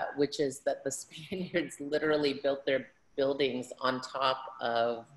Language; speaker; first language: English; early bilingual, other home language; Spanish